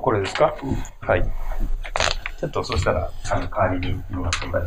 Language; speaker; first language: Japanese; native; Japanese